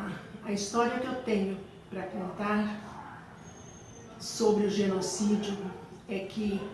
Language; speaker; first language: Portuguese; early bilingual, other home language; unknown